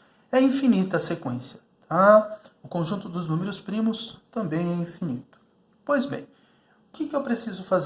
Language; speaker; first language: Portuguese; native; Portuguese